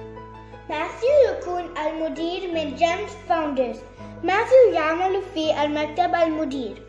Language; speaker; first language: Arabic; non-native, learner; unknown